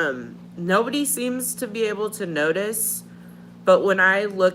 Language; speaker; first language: English; native; English